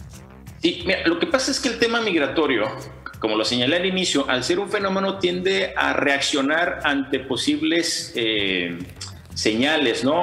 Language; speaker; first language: Spanish; native; Spanish